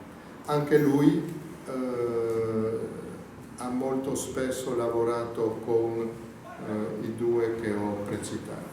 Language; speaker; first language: Italian; native; Italian